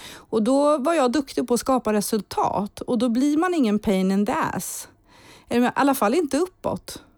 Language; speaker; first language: Swedish; early bilingual, heritage; Swedish